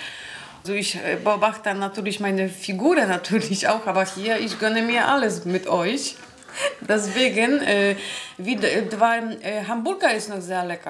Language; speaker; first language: German; non-native, learner; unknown